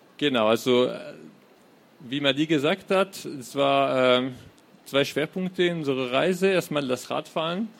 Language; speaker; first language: German; non-native, fluent; French